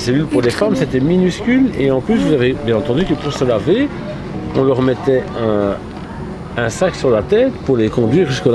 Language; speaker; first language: French; native; French